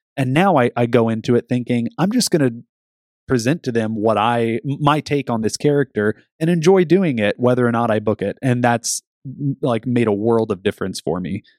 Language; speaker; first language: English; native; English